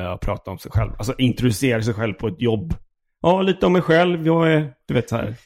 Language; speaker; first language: Swedish; early bilingual, heritage; Swedish